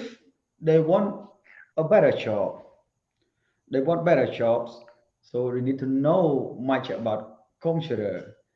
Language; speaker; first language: English; non-native, learner; Khmer